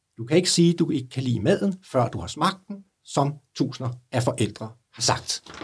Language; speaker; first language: Danish; native; Danish